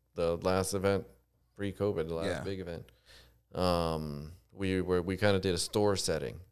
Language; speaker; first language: English; early bilingual, other home language; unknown